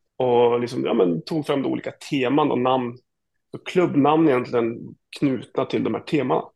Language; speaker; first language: Swedish; native; Swedish